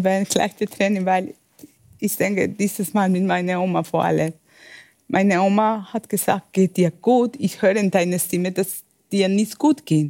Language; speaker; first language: German; non-native, fluent; Spanish